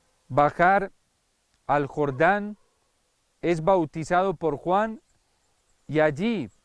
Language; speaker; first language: Spanish; native; Spanish